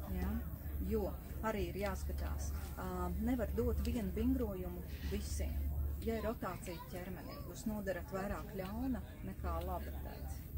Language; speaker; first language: Latvian; native; Latvian